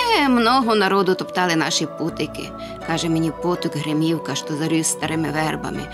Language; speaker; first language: Ukrainian; native; Ukrainian